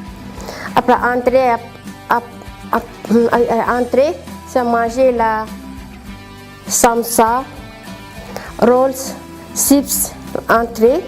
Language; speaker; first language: French; non-native, learner; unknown